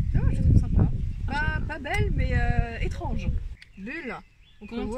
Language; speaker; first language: French; native; French